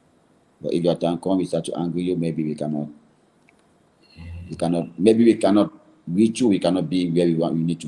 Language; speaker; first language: English; non-native, learner; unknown